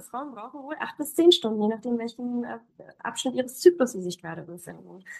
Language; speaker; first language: German; early bilingual, other home language; Polish